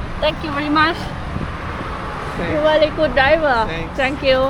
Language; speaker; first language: English; non-native, learner; Thai